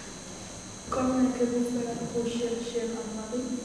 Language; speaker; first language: French; non-native, learner; Spanish